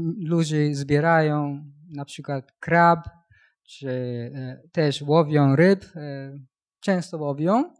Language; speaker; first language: Polish; non-native, learner; Japanese